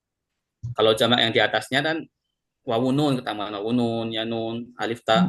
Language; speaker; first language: Indonesian; native; Indonesian